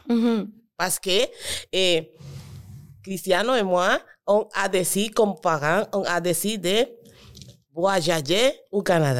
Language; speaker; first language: French; non-native, learner; Spanish